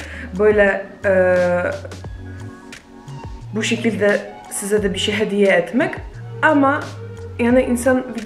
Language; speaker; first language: Turkish; non-native, fluent; Polish